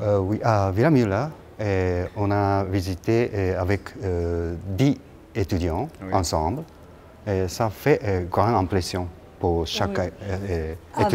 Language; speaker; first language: French; non-native, learner; Japanese